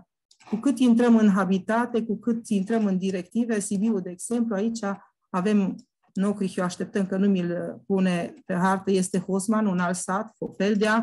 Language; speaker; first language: Romanian; native; Romanian